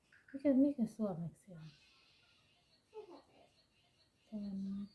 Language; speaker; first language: Finnish; non-native, learner; Thai